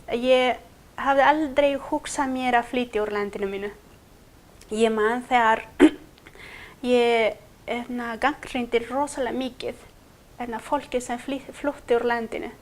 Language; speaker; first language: Icelandic; non-native, fluent; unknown